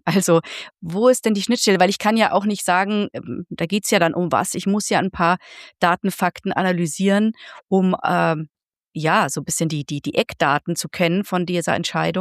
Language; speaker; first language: German; native; German